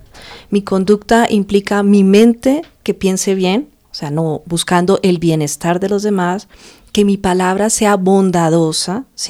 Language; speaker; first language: Spanish; native; Spanish